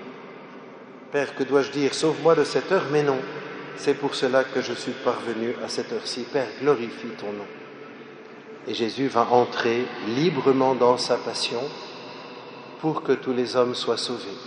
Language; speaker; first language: French; native; French